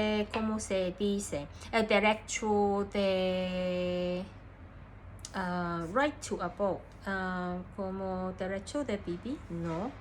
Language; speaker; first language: Spanish; non-native, learner; Cantonese